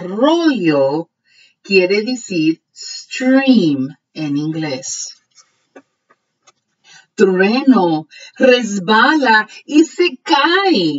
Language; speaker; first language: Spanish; early bilingual, heritage; Spanish